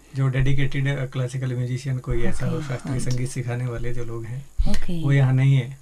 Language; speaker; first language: Hindi; native; Hindi